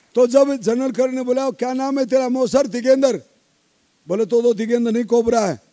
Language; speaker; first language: Hindi; native; Hindi